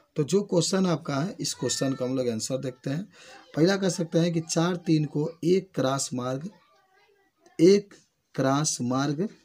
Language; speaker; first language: Hindi; native; Hindi